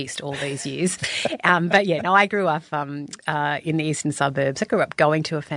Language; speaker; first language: English; native; English